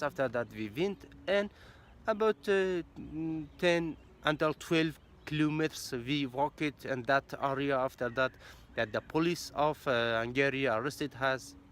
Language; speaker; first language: English; non-native, learner; Persian